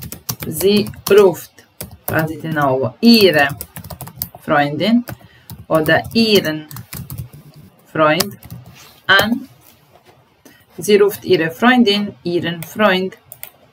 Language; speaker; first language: German; non-native, fluent; Serbian